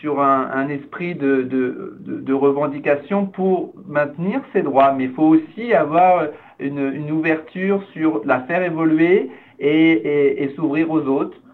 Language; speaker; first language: French; native; French